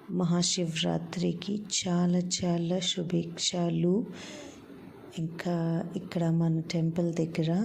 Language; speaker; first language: Telugu; non-native, local second language; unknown